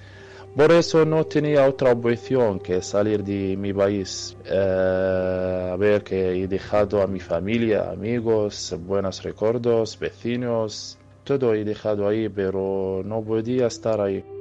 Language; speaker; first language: Spanish; early bilingual, other home language; Arabic